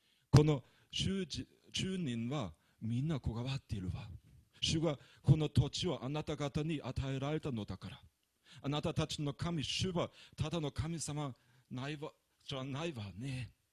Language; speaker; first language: Japanese; non-native, fluent; German